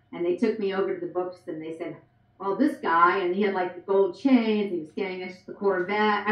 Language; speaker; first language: English; native; English